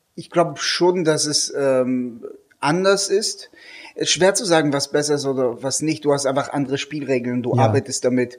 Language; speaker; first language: German; non-native, fluent; Hebrew